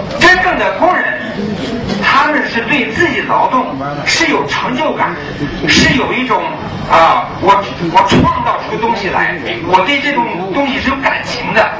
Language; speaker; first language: Chinese; early bilingual, other home language; English